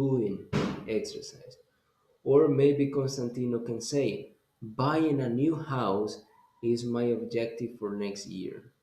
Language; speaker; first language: English; non-native, fluent; Spanish